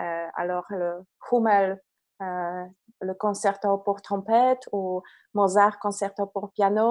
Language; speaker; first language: French; non-native, fluent; Polish